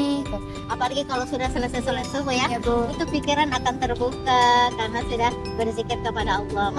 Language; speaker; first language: Indonesian; native; Indonesian